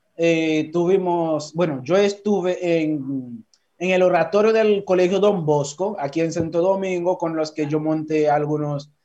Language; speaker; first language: Spanish; non-native, fluent; Haitian Creole